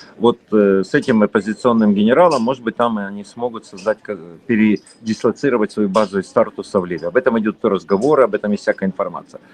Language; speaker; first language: Russian; native; Russian